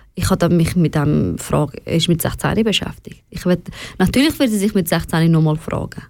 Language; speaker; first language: German; early bilingual, other home language; Persian